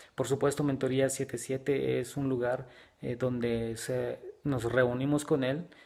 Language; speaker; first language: Spanish; native; Spanish